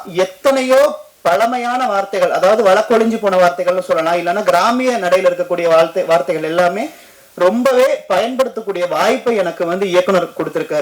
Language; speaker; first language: Tamil; native; Tamil